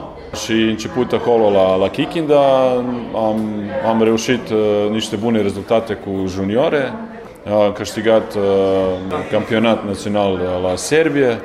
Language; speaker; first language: Romanian; non-native, learner; Serbian